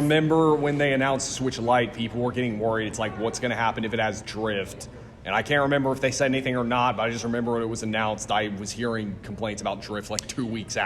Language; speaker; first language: English; native; English